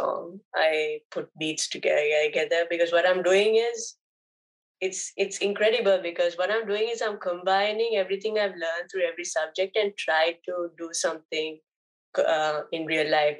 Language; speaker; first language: English; non-native, local second language; Sinhala